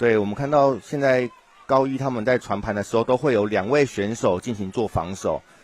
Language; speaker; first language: Chinese; native; Chinese